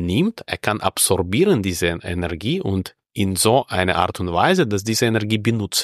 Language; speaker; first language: German; non-native, fluent; Russian